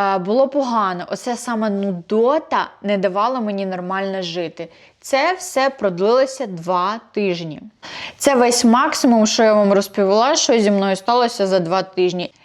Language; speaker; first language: Ukrainian; non-native, local second language; Russian